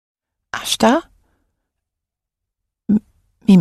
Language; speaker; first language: Japanese; non-native, learner; English